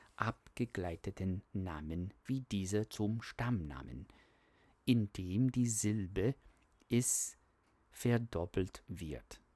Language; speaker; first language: German; non-native, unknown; English